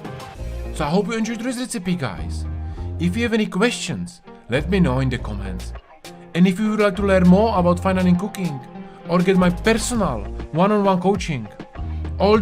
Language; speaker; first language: English; non-native, fluent; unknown